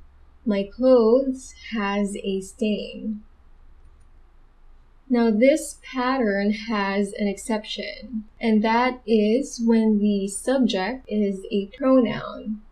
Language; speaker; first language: English; non-native, local second language; Filipino